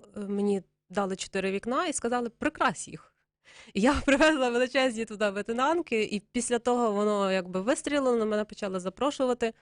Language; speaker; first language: Ukrainian; native; Ukrainian